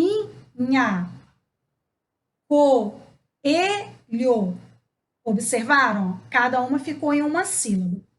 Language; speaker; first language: Portuguese; native; Portuguese